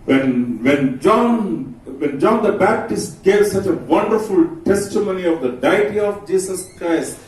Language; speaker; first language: English; non-native, local second language; Telugu